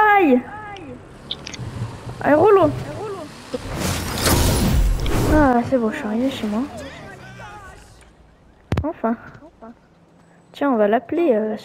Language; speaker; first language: French; native; French